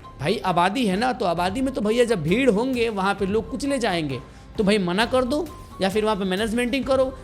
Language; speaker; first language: Hindi; native; Hindi